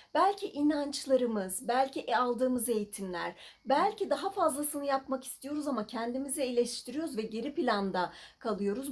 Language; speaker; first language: Turkish; native; Turkish